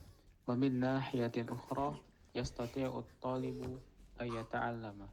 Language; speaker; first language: Arabic; non-native, learner; Indonesian